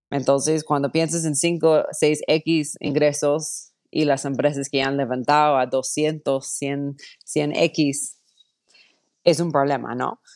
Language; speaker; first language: Spanish; non-native, fluent; English